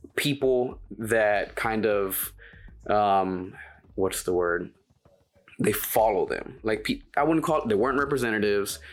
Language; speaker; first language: English; native; English